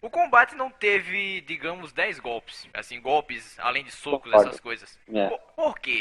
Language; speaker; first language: Portuguese; native; Portuguese